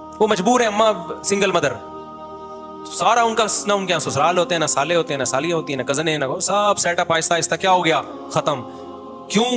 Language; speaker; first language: Urdu; native; Urdu